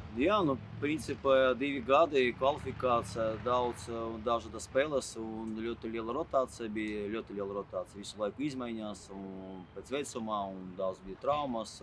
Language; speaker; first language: Latvian; non-native, local second language; Russian